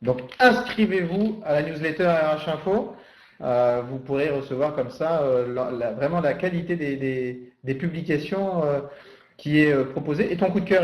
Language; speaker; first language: French; native; French